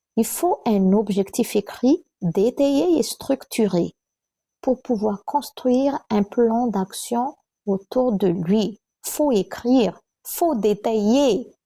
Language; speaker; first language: French; non-native, local second language; Malagasy